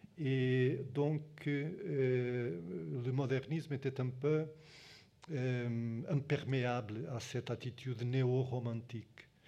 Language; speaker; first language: French; non-native, fluent; Portuguese